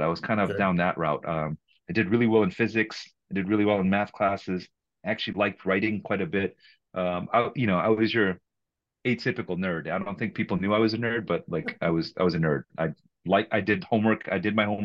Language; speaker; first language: English; native; English